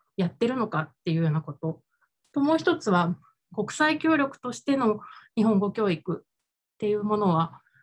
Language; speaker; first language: Japanese; native; Japanese